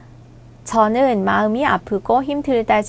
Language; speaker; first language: Korean; non-native, fluent; Thai